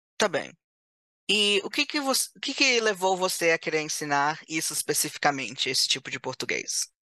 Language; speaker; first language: Portuguese; early bilingual, heritage; Portuguese